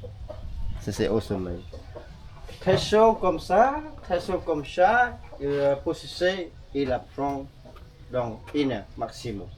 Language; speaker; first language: French; non-native, learner; Khmer